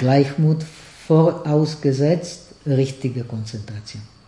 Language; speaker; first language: German; non-native, fluent; Czech